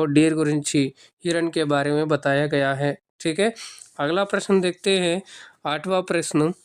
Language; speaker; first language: Hindi; non-native, local second language; Telugu